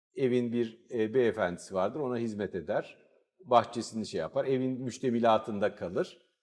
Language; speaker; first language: Turkish; native; Turkish